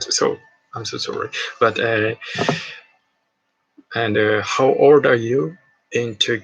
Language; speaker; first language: English; non-native, learner; Japanese